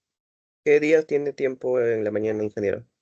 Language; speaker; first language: Spanish; native; Spanish